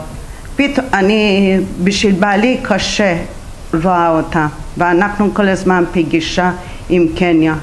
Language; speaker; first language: Hebrew; non-native, learner; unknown